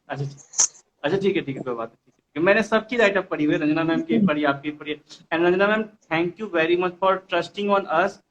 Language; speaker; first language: Hindi; non-native, local second language; Bangla